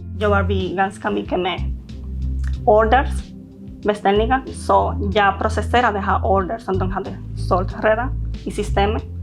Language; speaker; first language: Swedish; non-native, fluent; Spanish